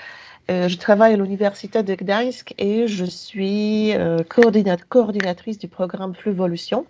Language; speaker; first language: French; non-native, fluent; Polish